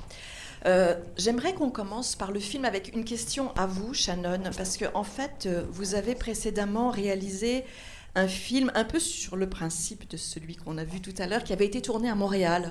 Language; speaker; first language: French; native; French